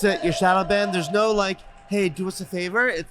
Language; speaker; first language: English; native; English